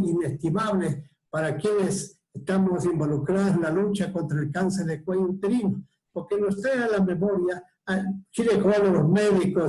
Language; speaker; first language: Spanish; native; Spanish